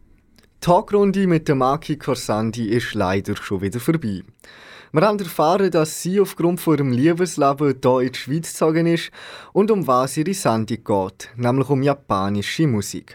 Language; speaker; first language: German; native; German